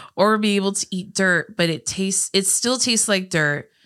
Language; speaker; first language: English; native; English